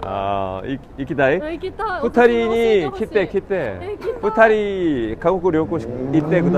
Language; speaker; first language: Japanese; non-native, learner; Korean